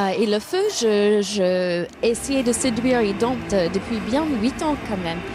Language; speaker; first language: French; non-native, fluent; English